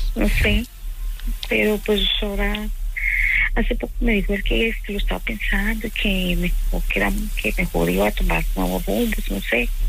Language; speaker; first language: Spanish; native; Spanish